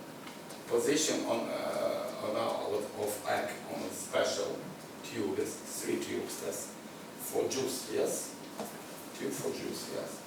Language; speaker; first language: English; non-native, learner; Ukrainian